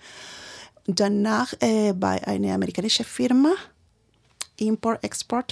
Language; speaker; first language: German; non-native, learner; Spanish